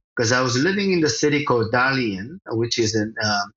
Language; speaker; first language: English; early bilingual, other home language; Korean